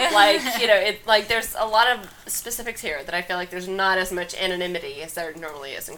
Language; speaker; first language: English; native; English